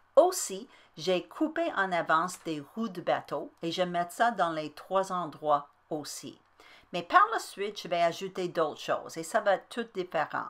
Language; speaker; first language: French; native; French